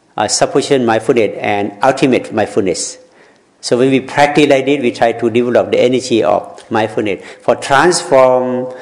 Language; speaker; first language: English; non-native, learner; Thai